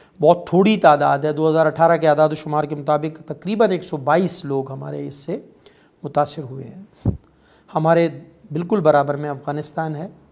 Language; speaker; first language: Urdu; non-native, local second language; Pashto